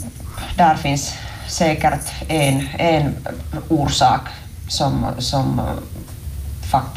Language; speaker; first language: Swedish; non-native, local second language; Finnish